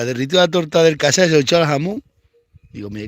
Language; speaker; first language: Spanish; native; Spanish